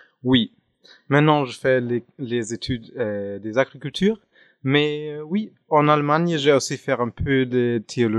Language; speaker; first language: French; non-native, fluent; German